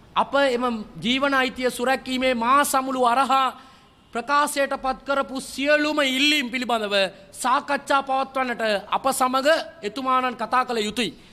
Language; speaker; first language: Sinhala; non-native, local second language; Tamil